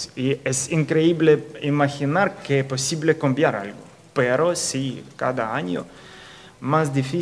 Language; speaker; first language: Spanish; non-native, fluent; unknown